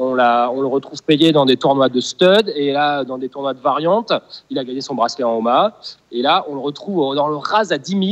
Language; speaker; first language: French; native; French